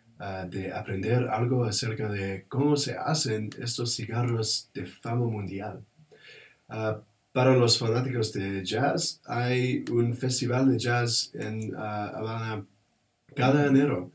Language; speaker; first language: Spanish; non-native, learner; English